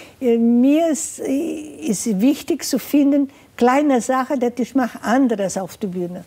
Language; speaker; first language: German; non-native, fluent; Portuguese